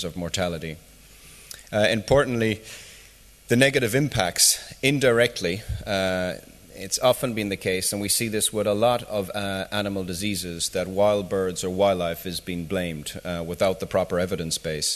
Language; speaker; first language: English; native; English